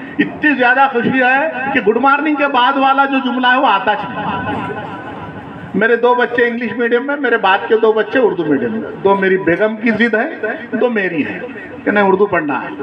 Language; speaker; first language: Urdu; native; Urdu